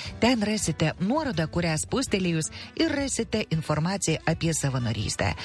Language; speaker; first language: Lithuanian; native; Lithuanian